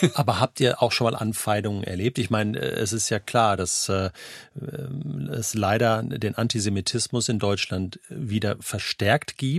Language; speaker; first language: German; native; German